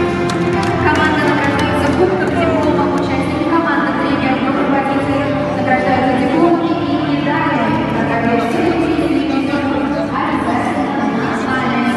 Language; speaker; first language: Russian; native; Russian